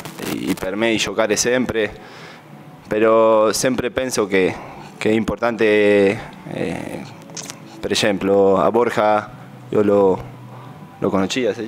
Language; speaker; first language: Italian; non-native, fluent; Spanish